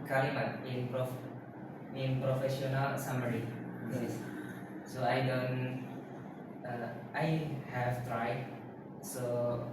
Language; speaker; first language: English; non-native, learner; Indonesian